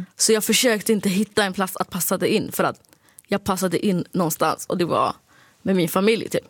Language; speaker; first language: Swedish; early bilingual, other home language; Somali